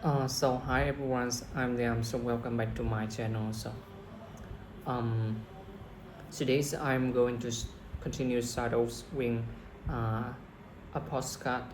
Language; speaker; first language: English; non-native, learner; Vietnamese